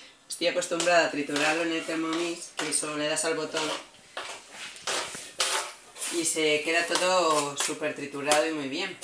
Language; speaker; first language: Spanish; native; Spanish